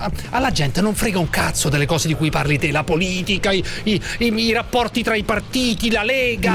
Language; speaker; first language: Italian; native; Italian